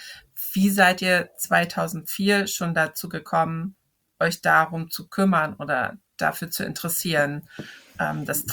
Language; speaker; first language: German; native; German